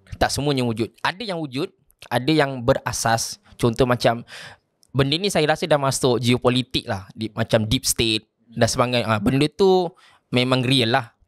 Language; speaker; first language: Malay; native; Malay